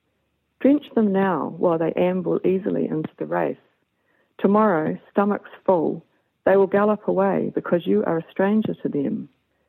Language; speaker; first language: English; native; English